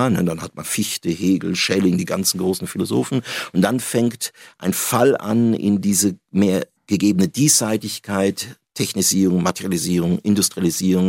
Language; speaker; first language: German; native; German